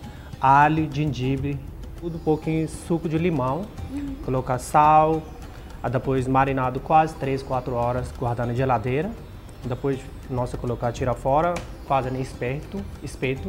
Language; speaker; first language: Portuguese; non-native, learner; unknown